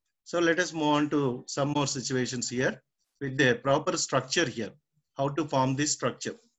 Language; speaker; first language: English; non-native, local second language; Telugu